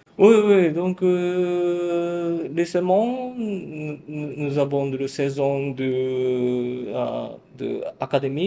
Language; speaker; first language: French; non-native, learner; Japanese